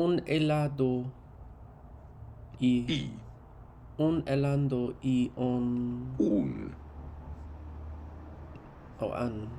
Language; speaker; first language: Spanish; non-native, learner; English